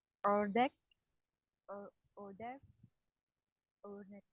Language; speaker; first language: Turkish; non-native, learner; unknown